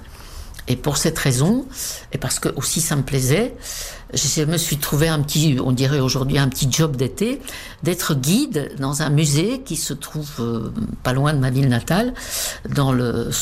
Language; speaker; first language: French; non-native, fluent; Czech